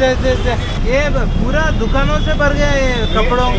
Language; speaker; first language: Hindi; non-native, local second language; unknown